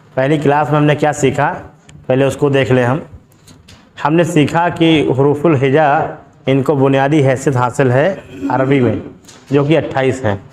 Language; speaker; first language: Hindi; native; Hindi